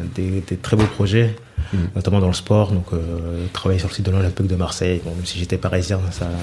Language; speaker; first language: French; native; French